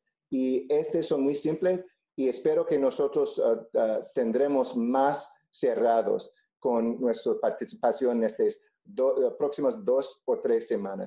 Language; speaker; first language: Spanish; non-native, local second language; English